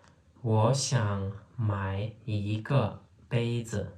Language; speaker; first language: Chinese; non-native, fluent; Turkmen